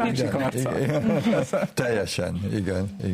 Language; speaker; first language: Hungarian; early bilingual, heritage; Hungarian